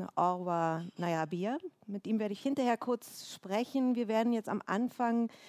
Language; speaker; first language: German; native; German